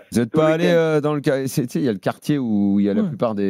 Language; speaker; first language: French; native; French